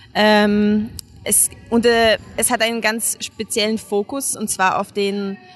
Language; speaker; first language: German; non-native, fluent; Hungarian